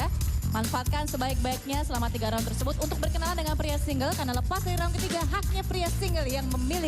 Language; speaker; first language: Indonesian; native; Indonesian